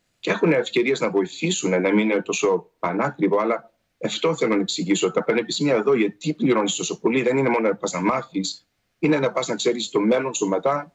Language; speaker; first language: Greek; early bilingual, heritage; Greek